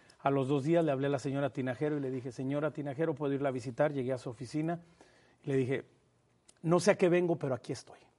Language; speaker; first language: Spanish; native; Spanish